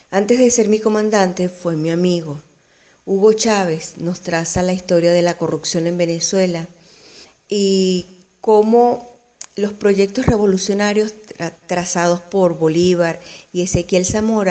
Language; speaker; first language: Spanish; native; Spanish